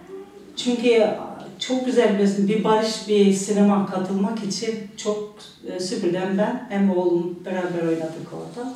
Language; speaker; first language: Turkish; non-native, learner; Albanian